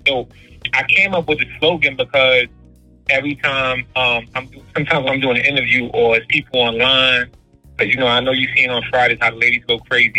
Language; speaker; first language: English; native; English